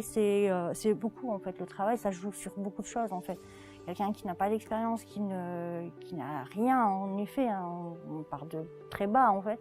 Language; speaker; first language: French; native; French